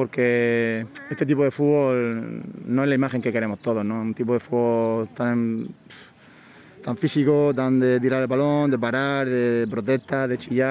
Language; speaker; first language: Spanish; native; Spanish